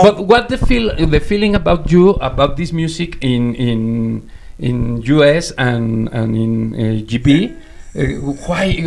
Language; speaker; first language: English; non-native, learner; Spanish